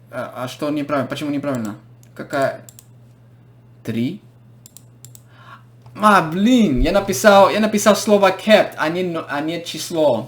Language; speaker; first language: Russian; non-native, fluent; English